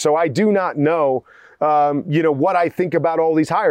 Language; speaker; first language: English; native; English